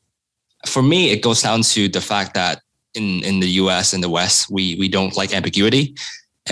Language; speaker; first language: English; non-native, local second language; Cantonese